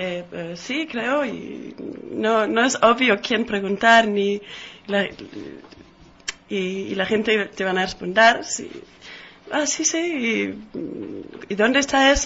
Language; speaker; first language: Spanish; non-native, fluent; Danish